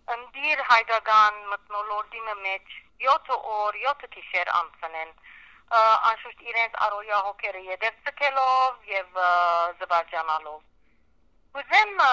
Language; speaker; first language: Armenian; early bilingual, heritage; Armenian